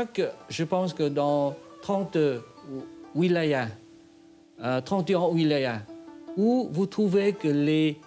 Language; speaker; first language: French; non-native, fluent; Vietnamese